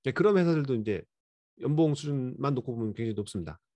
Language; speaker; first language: Korean; native; Korean